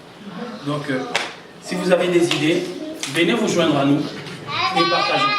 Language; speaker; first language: French; non-native, local second language; Lingala